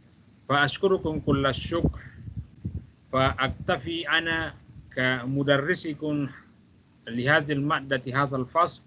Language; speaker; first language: Arabic; non-native, fluent; Malay